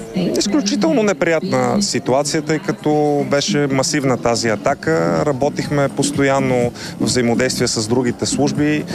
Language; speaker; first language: Bulgarian; native; Bulgarian